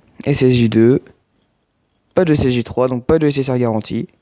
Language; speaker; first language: French; native; French